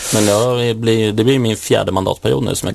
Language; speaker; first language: Swedish; native; Swedish